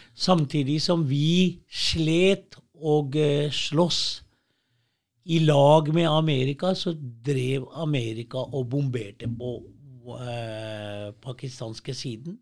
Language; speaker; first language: Norwegian; early bilingual, other home language; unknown